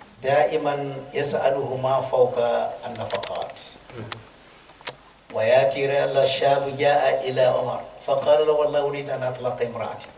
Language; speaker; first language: Arabic; non-native, fluent; Mandingo